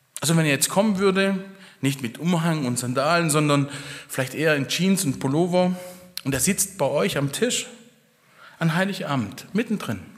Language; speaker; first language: German; early bilingual, other home language; Italian